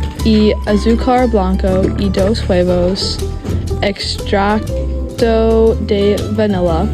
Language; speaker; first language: Spanish; non-native, learner; English